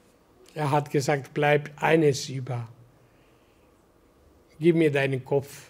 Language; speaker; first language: German; non-native, learner; Hindi